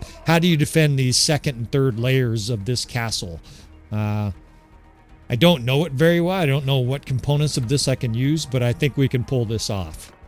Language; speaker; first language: English; native; English